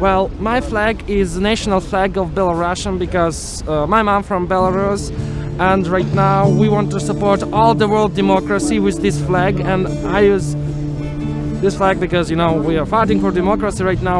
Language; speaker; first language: English; non-native, fluent; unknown